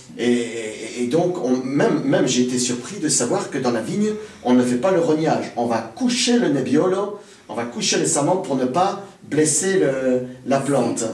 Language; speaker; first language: French; native; French